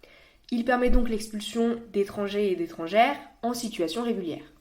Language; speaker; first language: French; native; French